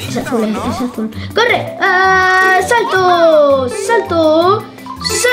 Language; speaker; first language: Spanish; native; Spanish